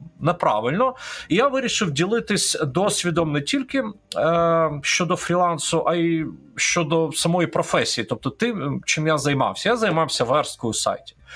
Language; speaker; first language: Ukrainian; non-native, local second language; Russian